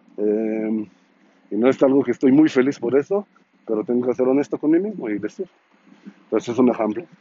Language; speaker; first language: Spanish; non-native, learner; Hebrew